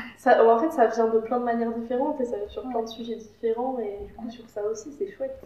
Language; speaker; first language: French; native; French